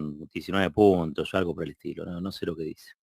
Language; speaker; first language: Spanish; native; Spanish